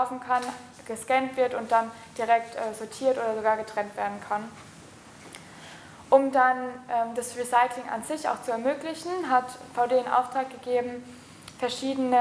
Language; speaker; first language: German; native; German